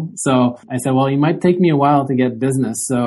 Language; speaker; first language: English; native; English